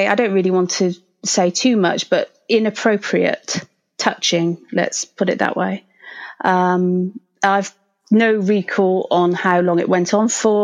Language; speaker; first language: English; native; English